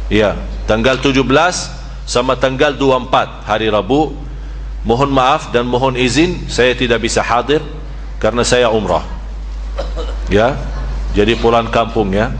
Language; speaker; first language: Indonesian; non-native, fluent; Arabic